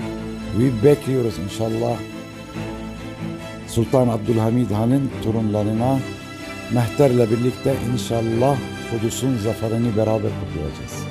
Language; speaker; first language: Turkish; non-native, fluent; Arabic